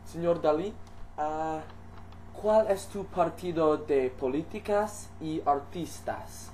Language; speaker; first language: Spanish; non-native, learner; English